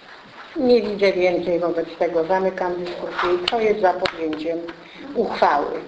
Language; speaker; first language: Polish; native; Polish